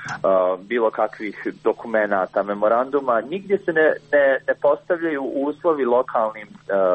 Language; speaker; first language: Croatian; native; Croatian